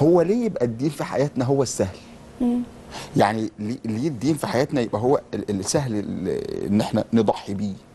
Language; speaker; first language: Arabic; native; Arabic